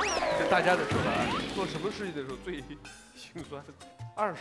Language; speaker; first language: Chinese; native; Chinese